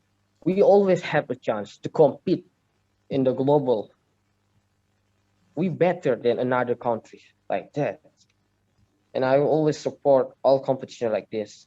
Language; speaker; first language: English; non-native, learner; Indonesian